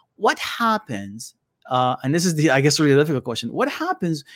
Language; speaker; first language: English; native; English